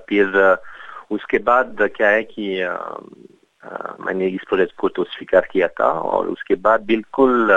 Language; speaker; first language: Hindi; non-native, fluent; French